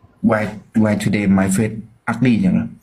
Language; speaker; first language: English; non-native, learner; Thai